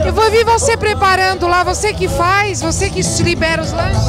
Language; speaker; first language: Portuguese; native; Portuguese